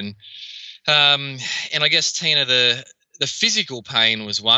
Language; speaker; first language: English; native; English